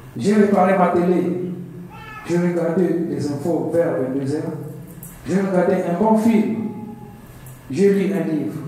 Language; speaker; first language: French; non-native, learner; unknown